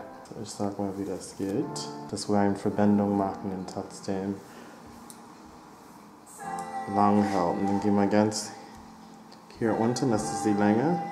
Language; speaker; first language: German; non-native, fluent; English